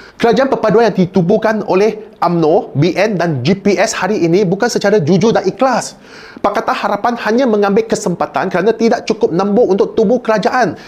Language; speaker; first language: Malay; non-native, local second language; Chinese